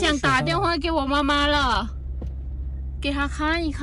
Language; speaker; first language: Chinese; non-native, fluent; Lao